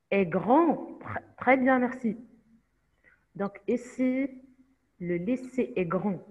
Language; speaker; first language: French; non-native, fluent; Arabic